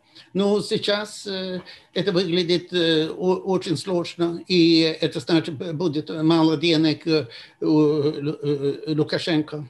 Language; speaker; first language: Russian; non-native, fluent; Swedish